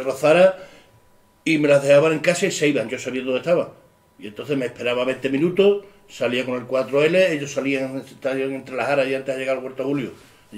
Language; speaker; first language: Spanish; native; Spanish